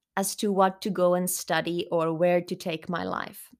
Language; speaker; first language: English; non-native, fluent; Finnish